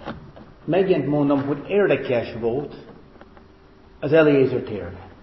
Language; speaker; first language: Hungarian; non-native, fluent; English